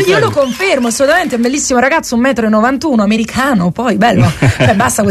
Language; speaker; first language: Italian; native; Italian